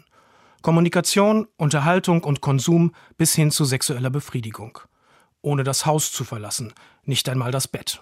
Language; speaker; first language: German; native; German